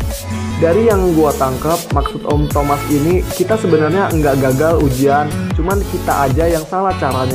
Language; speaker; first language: Indonesian; native; Indonesian